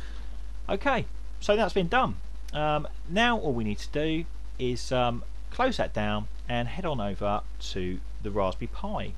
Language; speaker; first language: English; native; English